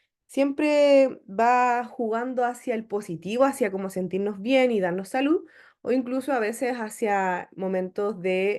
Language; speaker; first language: Spanish; native; Spanish